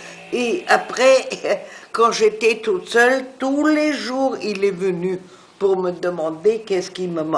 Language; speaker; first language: French; non-native, fluent; German